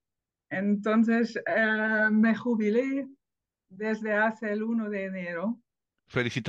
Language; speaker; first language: Spanish; non-native, fluent; Dutch